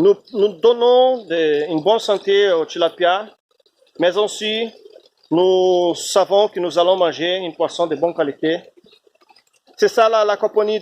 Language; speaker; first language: French; non-native, fluent; Portuguese